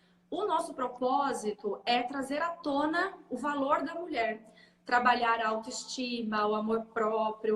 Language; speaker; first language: Portuguese; native; Portuguese